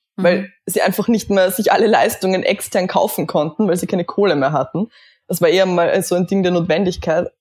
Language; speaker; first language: German; native; German